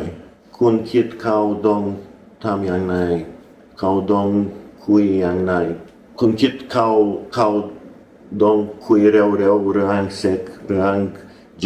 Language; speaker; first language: Thai; non-native, learner; English